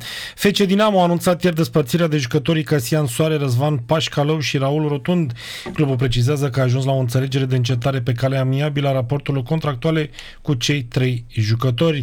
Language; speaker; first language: Romanian; native; Romanian